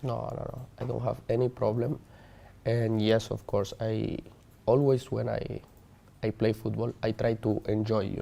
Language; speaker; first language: English; non-native, learner; Spanish